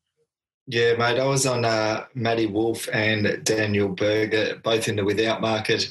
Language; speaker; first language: English; native; English